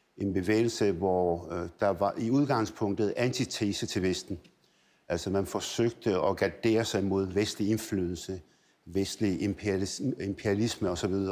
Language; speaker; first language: Danish; early bilingual, other home language; Arabic